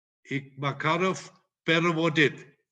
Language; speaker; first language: Russian; non-native, learner; German